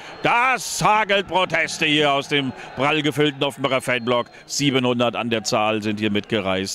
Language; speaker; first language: German; native; German